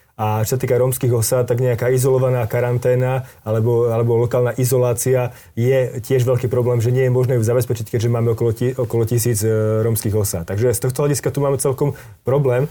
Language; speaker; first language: Slovak; native; Slovak